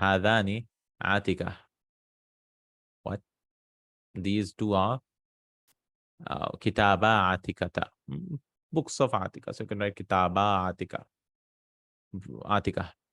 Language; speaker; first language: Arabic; non-native, fluent; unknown